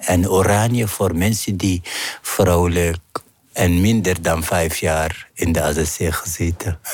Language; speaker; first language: Dutch; non-native, fluent; Arabic